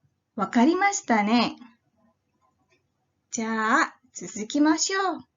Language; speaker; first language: Japanese; non-native, fluent; Indonesian